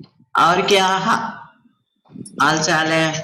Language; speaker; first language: Hindi; non-native, local second language; Telugu